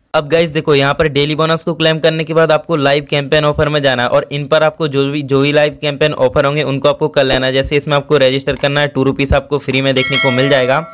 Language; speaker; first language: Hindi; native; Hindi